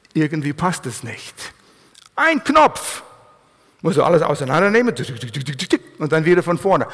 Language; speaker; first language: German; non-native, fluent; English